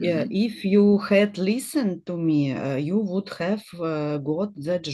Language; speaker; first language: English; non-native, learner; Russian